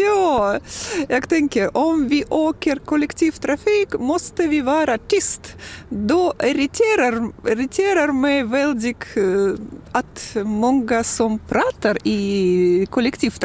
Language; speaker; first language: Swedish; non-native, learner; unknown